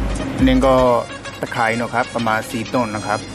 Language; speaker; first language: Thai; non-native, fluent; Burmese